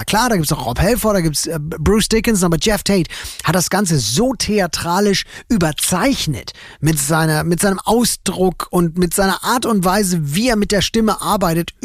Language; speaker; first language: German; native; German